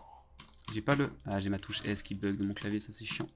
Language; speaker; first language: French; native; French